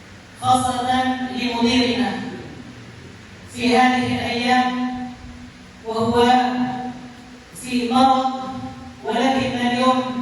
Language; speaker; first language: Arabic; non-native, fluent; Achinese